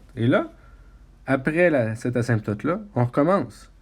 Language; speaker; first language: French; native; French